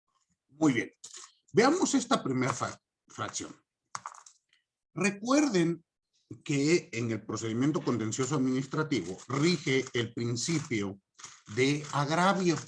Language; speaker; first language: Spanish; native; Spanish